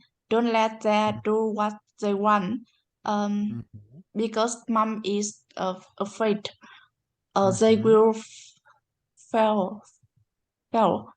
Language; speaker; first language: English; non-native, learner; Vietnamese